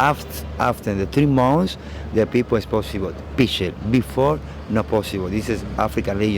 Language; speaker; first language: English; non-native, learner; Spanish